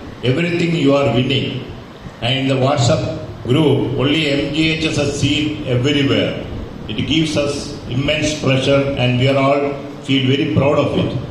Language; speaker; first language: English; non-native, local second language; Malayalam